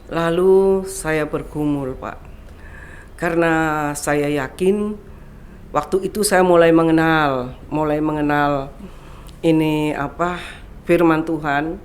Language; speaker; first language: Indonesian; non-native, local second language; Javanese